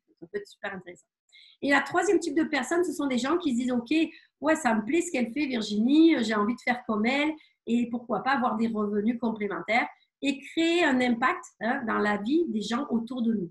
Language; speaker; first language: French; native; French